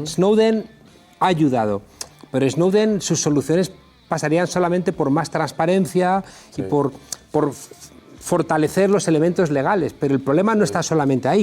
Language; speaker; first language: Spanish; native; Spanish